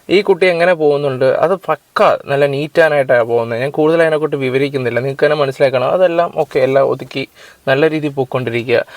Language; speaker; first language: Malayalam; native; Malayalam